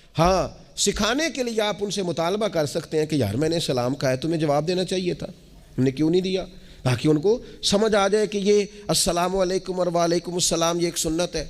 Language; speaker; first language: Urdu; non-native, local second language; Punjabi